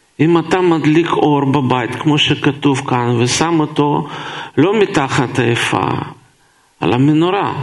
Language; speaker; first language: Hebrew; non-native, fluent; Russian